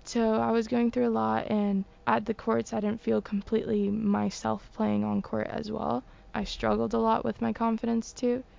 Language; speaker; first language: English; early bilingual, other home language; Spanish